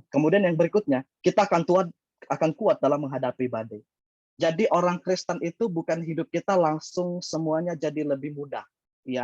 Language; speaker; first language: Indonesian; native; Indonesian